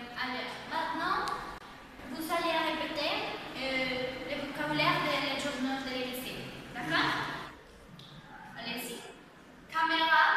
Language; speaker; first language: French; non-native, learner; Spanish